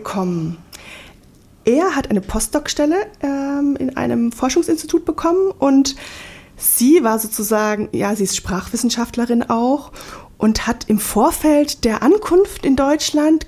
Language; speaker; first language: German; native; German